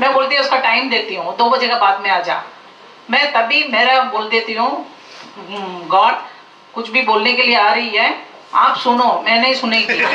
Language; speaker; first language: Hindi; non-native, local second language; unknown